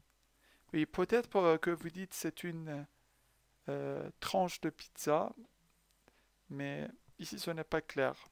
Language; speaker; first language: French; non-native, fluent; Persian